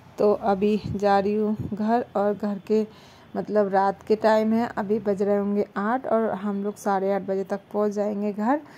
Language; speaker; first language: Hindi; non-native, local second language; Bangla